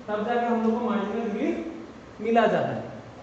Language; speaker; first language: Hindi; non-native, local second language; Assamese